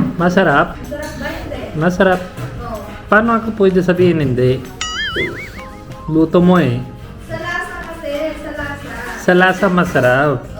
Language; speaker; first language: Filipino; non-native, learner; Punjabi